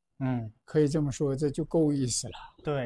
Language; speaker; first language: Chinese; native; Chinese